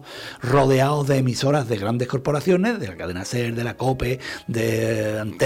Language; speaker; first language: Spanish; native; Spanish